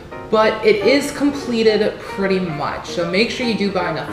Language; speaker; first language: English; native; English